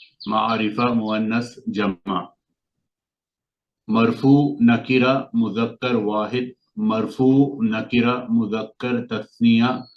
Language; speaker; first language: Arabic; non-native, learner; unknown